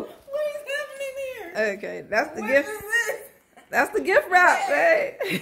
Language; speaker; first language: English; native; English